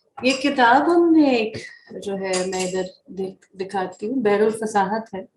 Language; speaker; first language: Urdu; native; Urdu